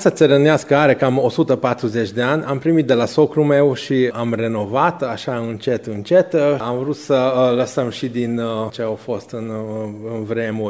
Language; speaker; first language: Romanian; non-native, local second language; Hungarian